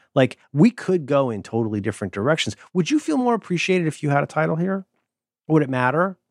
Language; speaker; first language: English; native; English